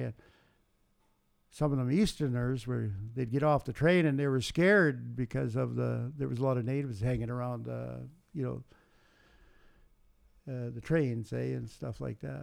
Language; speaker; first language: English; native; English